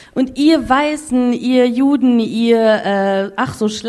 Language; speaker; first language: German; native; German